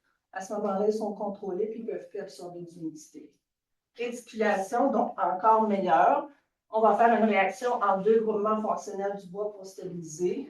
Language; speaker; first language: French; native; French